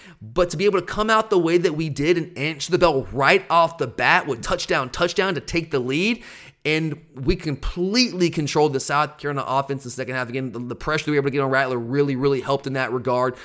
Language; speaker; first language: English; native; English